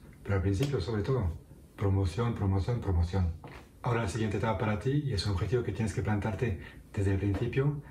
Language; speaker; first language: Spanish; non-native, fluent; French